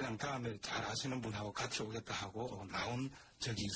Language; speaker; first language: Korean; native; Korean